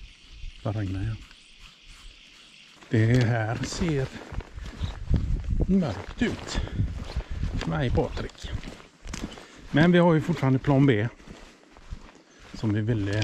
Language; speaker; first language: Swedish; native; Swedish